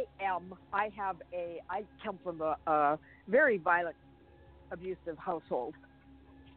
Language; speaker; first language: English; native; English